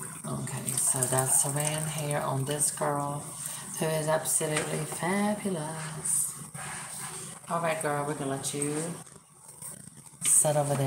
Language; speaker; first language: English; early bilingual, other home language; Spanish